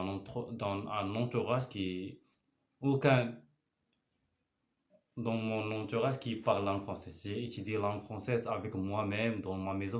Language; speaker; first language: French; non-native, learner; Arabic